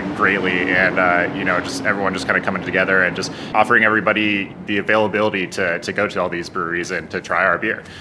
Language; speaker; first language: English; native; English